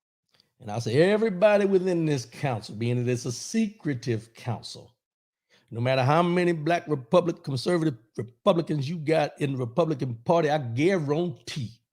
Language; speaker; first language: English; native; English